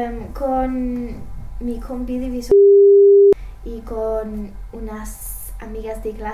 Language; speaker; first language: Spanish; non-native, learner; English